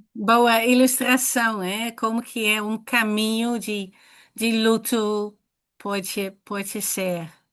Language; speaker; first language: Portuguese; non-native, fluent; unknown